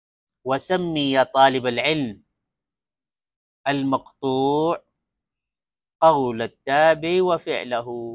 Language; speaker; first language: Arabic; non-native, fluent; Malay